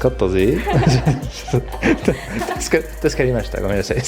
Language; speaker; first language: Japanese; non-native, fluent; French